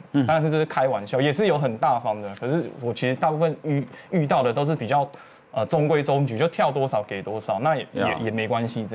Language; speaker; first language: Chinese; native; Chinese